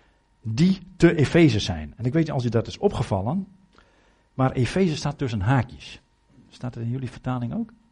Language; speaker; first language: Dutch; native; Dutch